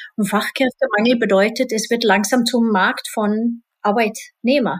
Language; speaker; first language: German; non-native, fluent; Swedish